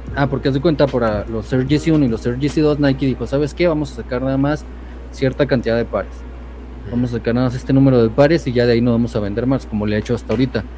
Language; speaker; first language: Spanish; native; Spanish